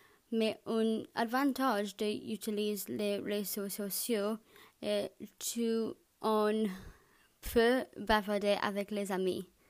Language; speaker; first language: French; non-native, learner; English